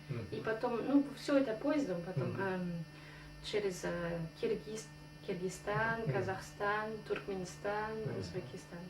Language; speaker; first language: Russian; non-native, fluent; French